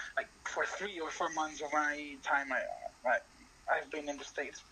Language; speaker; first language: English; non-native, fluent; Spanish